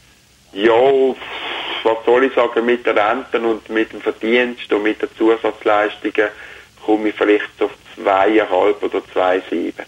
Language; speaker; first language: German; native; German